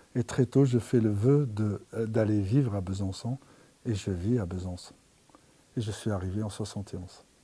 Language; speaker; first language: French; non-native, local second language; Arabic